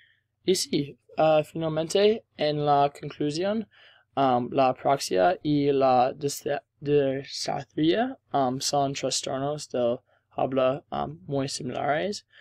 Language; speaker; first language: Spanish; non-native, learner; English